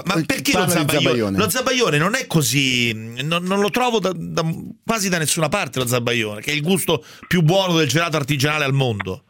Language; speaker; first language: Italian; native; Italian